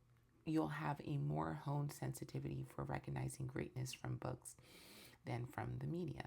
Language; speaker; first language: English; native; English